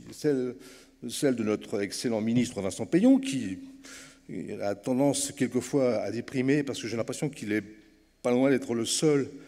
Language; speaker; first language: French; native; French